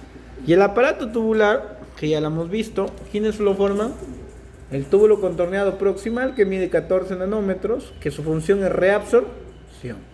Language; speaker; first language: Spanish; native; Spanish